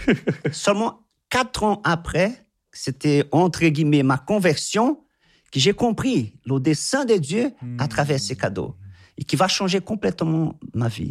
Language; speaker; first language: French; non-native, fluent; Portuguese